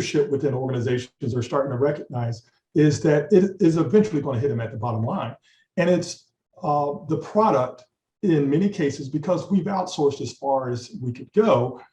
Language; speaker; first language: English; native; English